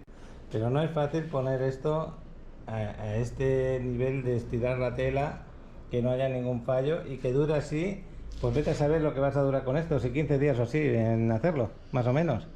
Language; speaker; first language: Spanish; native; Spanish